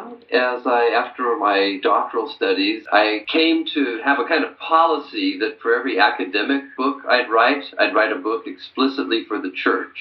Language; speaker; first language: English; native; English